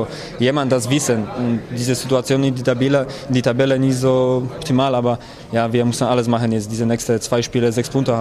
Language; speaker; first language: German; non-native, learner; Polish